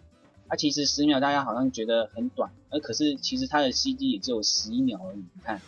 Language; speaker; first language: Chinese; native; Chinese